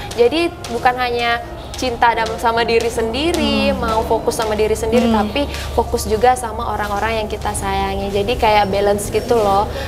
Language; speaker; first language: Indonesian; native; Indonesian